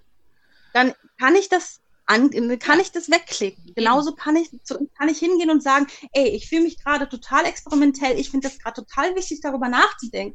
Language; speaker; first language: German; native; German